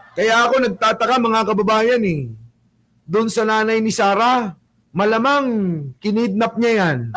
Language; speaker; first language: Filipino; non-native, local second language; Pangasinan